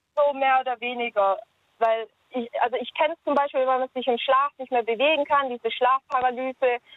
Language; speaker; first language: German; native; German